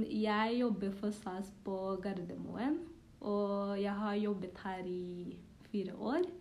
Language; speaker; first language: Norwegian; early bilingual, other home language; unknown